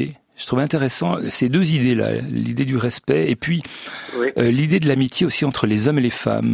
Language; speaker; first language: French; native; French